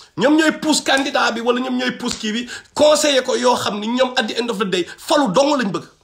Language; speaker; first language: Wolof; non-native, local second language; Fula